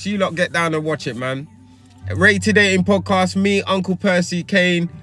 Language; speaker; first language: English; native; English